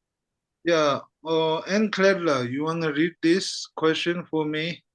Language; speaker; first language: English; non-native, fluent; Tibetan